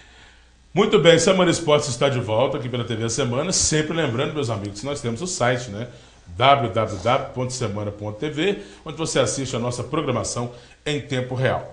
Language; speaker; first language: Portuguese; native; Portuguese